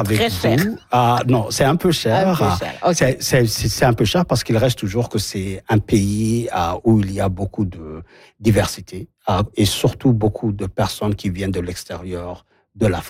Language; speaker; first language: French; non-native, local second language; Somali